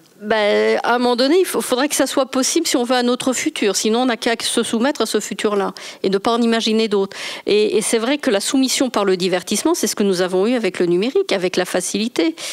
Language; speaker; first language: French; native; French